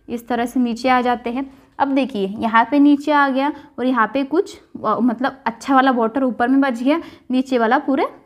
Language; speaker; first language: Hindi; non-native, local second language; Marathi